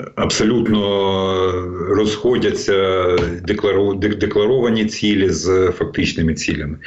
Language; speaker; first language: Ukrainian; native; Ukrainian